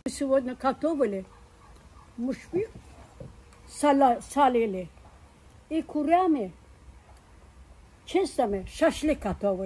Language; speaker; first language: Russian; non-native, local second language; Azerbaijani